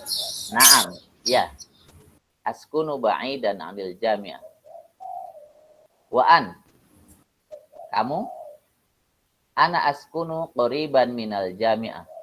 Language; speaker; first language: Arabic; non-native, fluent; Indonesian